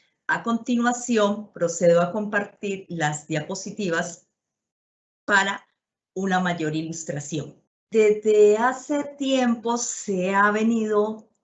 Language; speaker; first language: Spanish; native; Spanish